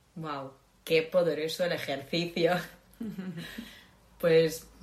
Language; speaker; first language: Spanish; non-native, fluent; Polish